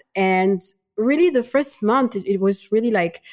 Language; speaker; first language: English; non-native, fluent; Malagasy